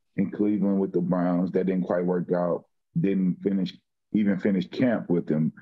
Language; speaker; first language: English; native; English